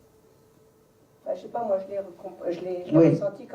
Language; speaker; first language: French; native; French